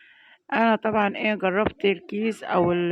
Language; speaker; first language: Arabic; native; Arabic